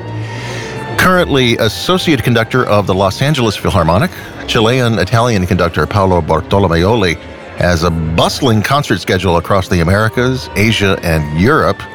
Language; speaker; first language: English; native; English